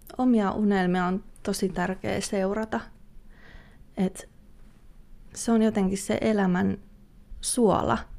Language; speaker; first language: Finnish; native; Finnish